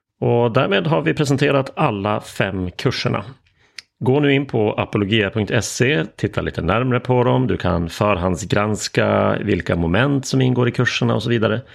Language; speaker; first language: Swedish; native; Swedish